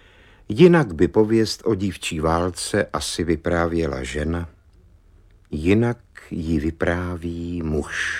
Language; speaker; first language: Czech; native; Czech